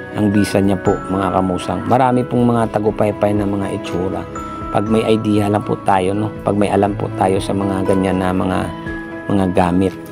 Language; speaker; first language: Filipino; non-native, local second language; Hiligaynon